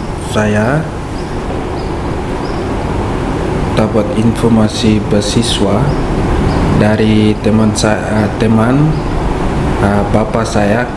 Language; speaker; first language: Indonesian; non-native, learner; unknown